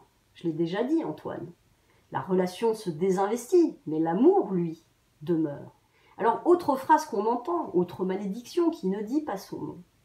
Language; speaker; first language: French; native; French